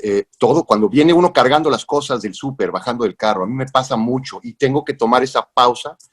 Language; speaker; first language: Spanish; native; Spanish